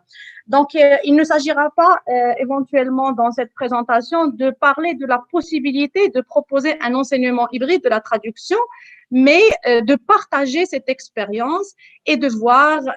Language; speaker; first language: French; non-native, local second language; Arabic